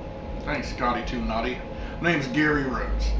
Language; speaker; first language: English; native; English